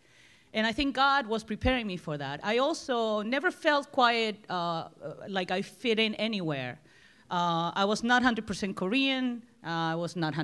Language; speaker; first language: English; non-native, fluent; Spanish